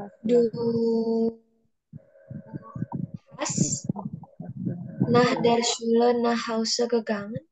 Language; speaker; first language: German; non-native, learner; Indonesian